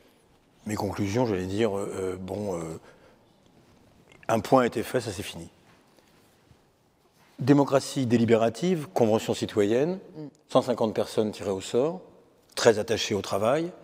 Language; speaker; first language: French; native; French